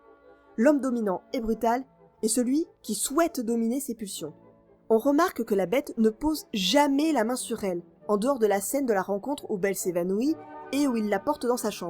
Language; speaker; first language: French; native; French